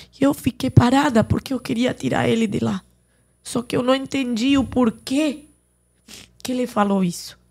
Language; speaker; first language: Portuguese; non-native, fluent; Arabic